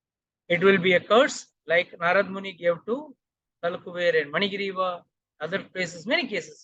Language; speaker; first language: English; non-native, local second language; Hindi